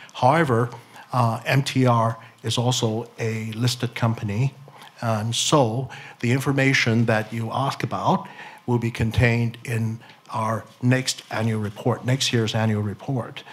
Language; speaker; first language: English; non-native, local second language; Cantonese